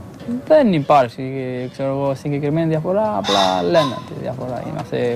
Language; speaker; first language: Greek; non-native, fluent; Albanian